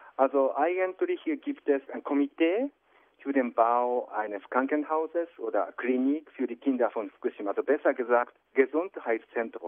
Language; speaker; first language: German; non-native, fluent; Japanese